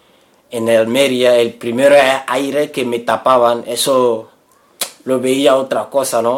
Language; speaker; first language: Spanish; non-native, learner; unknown